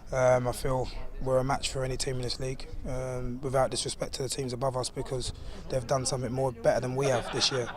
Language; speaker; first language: English; native; English